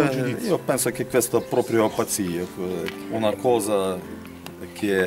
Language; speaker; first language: Italian; non-native, learner; Ukrainian